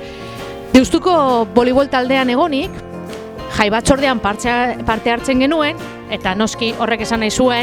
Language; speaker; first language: Basque; non-native, local second language; Spanish